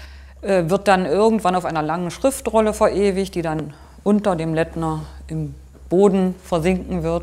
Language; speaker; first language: German; native; German